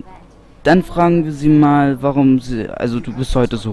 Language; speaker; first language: German; native; German